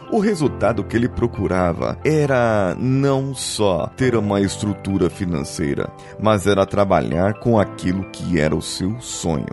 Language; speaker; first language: Portuguese; native; Portuguese